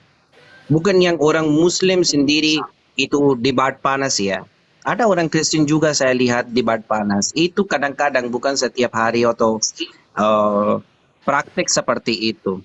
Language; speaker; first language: Indonesian; non-native, learner; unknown